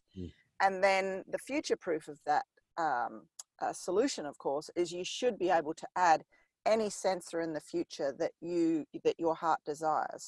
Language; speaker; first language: English; native; English